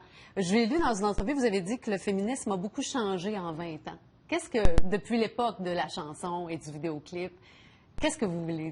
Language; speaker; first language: French; native; French